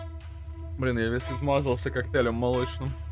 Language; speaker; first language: Russian; native; Russian